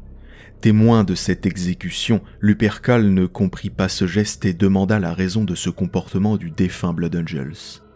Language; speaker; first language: French; native; French